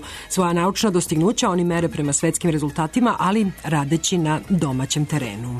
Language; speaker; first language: Serbian; native; Serbian